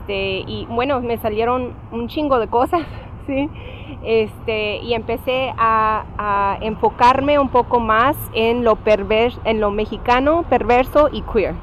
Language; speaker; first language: Spanish; early bilingual, heritage; English